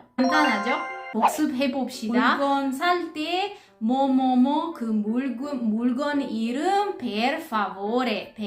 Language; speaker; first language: Korean; non-native, learner; Italian